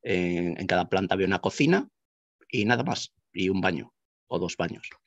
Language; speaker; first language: Spanish; native; Spanish